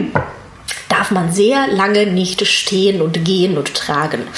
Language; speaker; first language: German; native; German